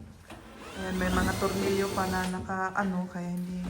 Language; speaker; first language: Filipino; non-native, fluent; German